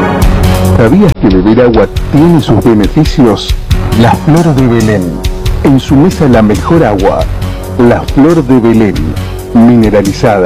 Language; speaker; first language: Spanish; native; Spanish